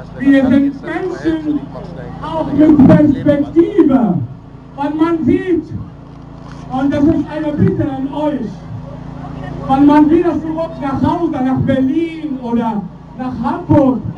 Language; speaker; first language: German; non-native, learner; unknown